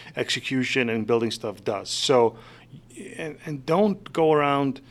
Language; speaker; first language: English; non-native, fluent; Faroese